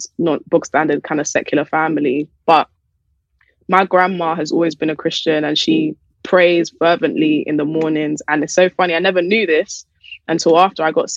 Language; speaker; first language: English; native; English